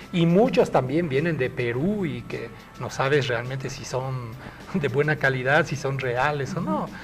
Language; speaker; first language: Spanish; early bilingual, other home language; French